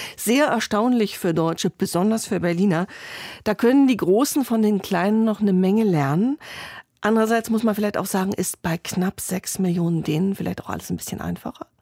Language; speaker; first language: German; native; German